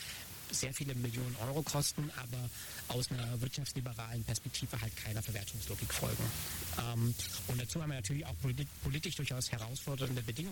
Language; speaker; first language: German; native; German